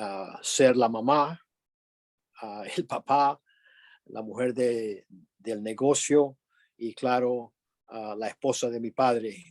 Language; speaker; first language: Spanish; early bilingual, other home language; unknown